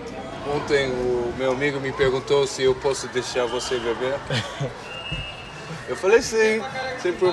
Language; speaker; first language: Portuguese; non-native, fluent; Dutch